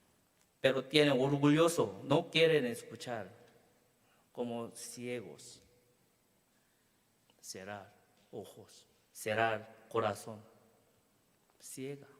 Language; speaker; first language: Spanish; non-native, learner; Korean